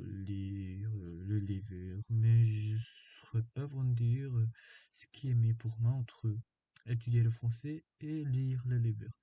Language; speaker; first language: French; non-native, fluent; Korean